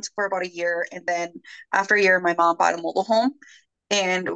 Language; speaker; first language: English; early bilingual, other home language; Spanish